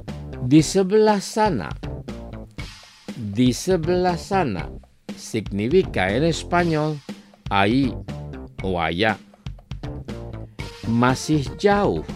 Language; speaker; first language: Spanish; non-native, fluent; Indonesian